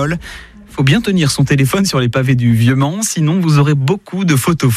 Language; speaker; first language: French; native; French